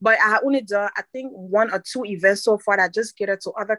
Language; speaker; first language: English; non-native, fluent; French